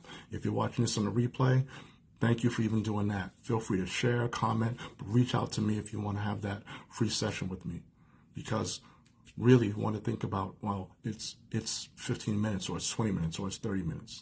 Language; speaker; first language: English; native; English